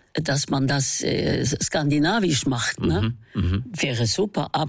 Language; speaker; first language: German; non-native, fluent; Norwegian